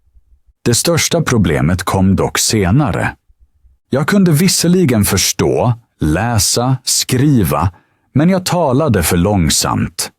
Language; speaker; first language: Swedish; non-native, fluent; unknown